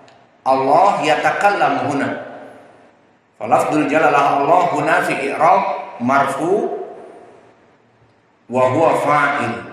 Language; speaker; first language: Arabic; non-native, fluent; Indonesian